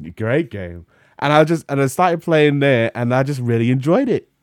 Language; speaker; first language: English; native; English